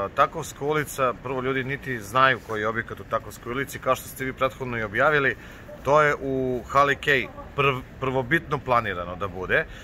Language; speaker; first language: Serbian; native; Serbian